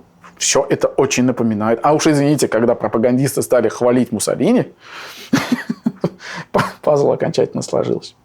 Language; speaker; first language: Russian; native; Russian